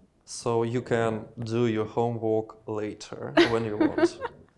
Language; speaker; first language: English; non-native, learner; Russian